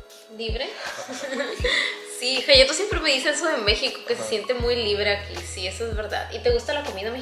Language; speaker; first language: Spanish; native; Spanish